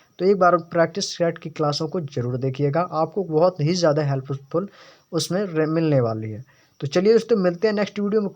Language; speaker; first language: Hindi; native; Hindi